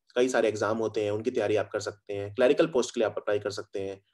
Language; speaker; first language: Hindi; native; Hindi